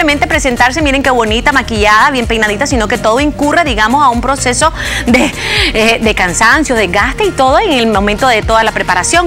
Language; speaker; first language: Spanish; native; Spanish